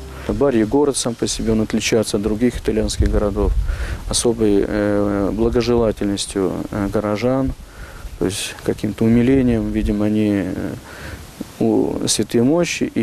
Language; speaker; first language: Russian; native; Russian